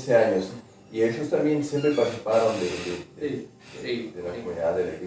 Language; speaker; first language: Spanish; non-native, fluent; Portuguese